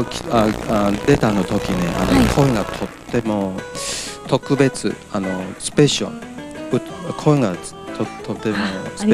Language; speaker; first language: Japanese; non-native, learner; Min Nan Chinese